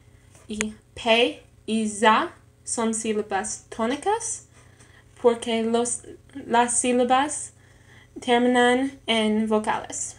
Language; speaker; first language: Spanish; non-native, learner; English